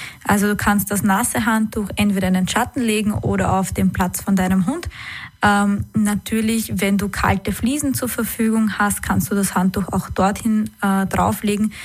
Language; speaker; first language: German; native; German